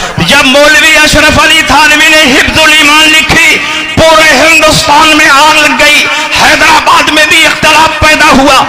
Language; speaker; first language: Urdu; native; Urdu